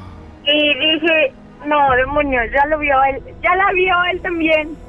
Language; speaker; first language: Spanish; native; Spanish